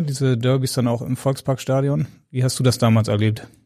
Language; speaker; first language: German; native; German